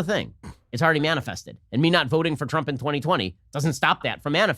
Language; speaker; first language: English; native; English